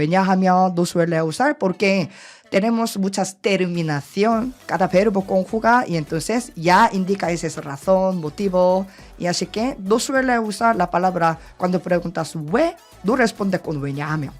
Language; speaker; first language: Spanish; non-native, learner; Korean